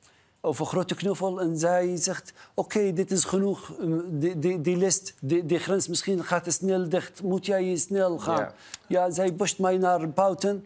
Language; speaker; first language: Dutch; non-native, learner; Arabic